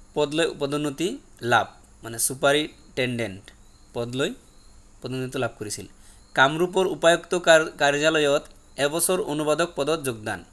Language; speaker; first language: Assamese; non-native, local second language; Bangla